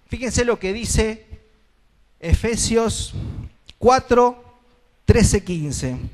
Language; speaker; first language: Spanish; native; Spanish